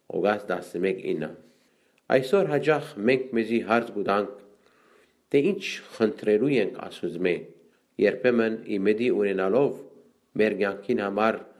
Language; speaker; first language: Armenian; early bilingual, heritage; Armenian